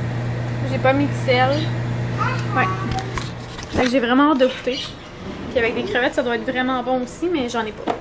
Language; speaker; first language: French; native; French